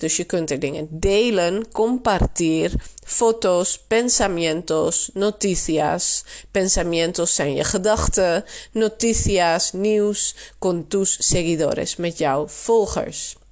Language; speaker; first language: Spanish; non-native, fluent; Dutch